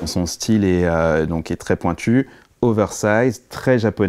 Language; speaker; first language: French; native; French